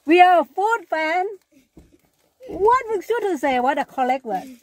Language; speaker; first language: English; non-native, learner; Thai